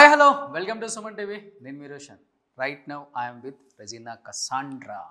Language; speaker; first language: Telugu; native; Telugu